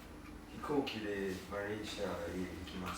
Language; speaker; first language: Japanese; non-native, learner; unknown